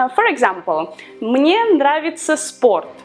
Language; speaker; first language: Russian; non-native, fluent; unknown